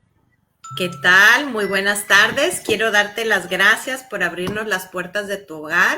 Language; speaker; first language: Spanish; native; Spanish